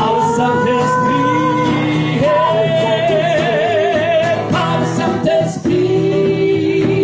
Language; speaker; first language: French; native; French